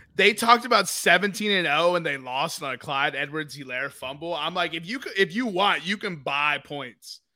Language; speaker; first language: English; native; English